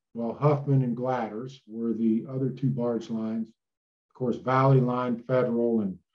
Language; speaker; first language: English; native; English